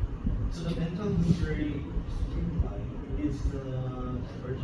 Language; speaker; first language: English; non-native, fluent; Korean